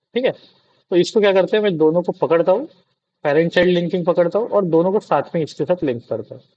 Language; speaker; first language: Hindi; non-native, local second language; Marathi